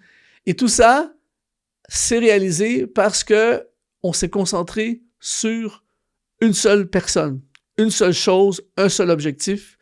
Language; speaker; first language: French; native; French